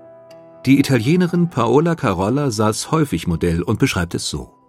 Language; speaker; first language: German; native; German